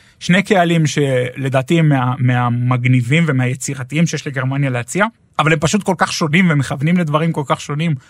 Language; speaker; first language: Hebrew; native; Hebrew